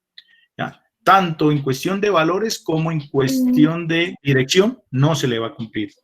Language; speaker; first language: Spanish; native; Spanish